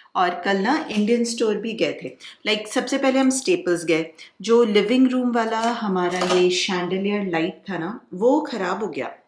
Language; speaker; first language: Hindi; non-native, local second language; Bangla